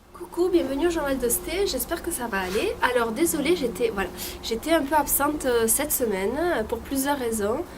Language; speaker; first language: French; early bilingual, other home language; Italian